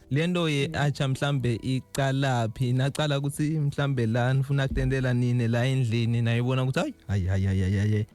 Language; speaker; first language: Zulu; native; Zulu